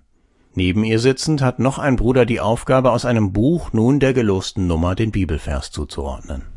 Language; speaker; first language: German; native; German